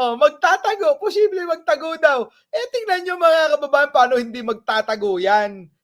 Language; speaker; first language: Filipino; non-native, local second language; Iloko